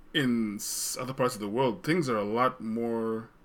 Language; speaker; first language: English; non-native, local second language; Shona